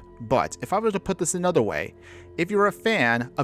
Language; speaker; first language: English; native; English